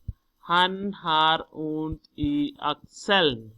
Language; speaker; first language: Swedish; non-native, learner; Urdu